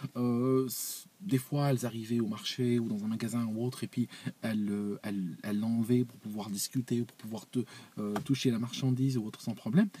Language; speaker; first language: French; non-native, local second language; Arabic